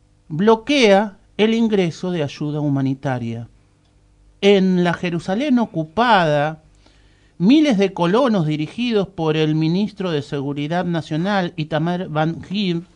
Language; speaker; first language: Spanish; native; Spanish